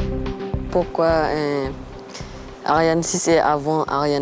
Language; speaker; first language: French; non-native, local second language; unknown